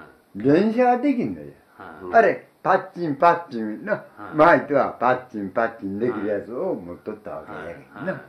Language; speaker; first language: Japanese; native; Japanese